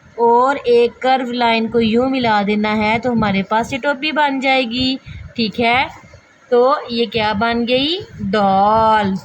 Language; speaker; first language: Urdu; non-native, local second language; Punjabi